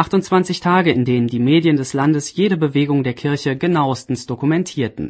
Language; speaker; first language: German; native; German